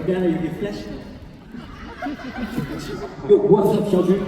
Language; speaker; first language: Korean; non-native, fluent; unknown